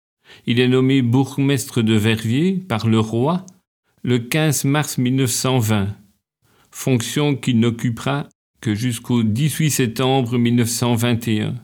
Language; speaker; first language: French; native; French